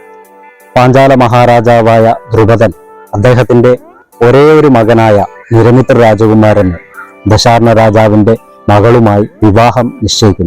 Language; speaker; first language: Malayalam; native; Malayalam